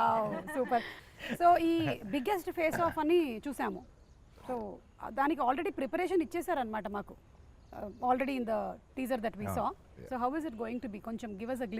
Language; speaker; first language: Telugu; native; Telugu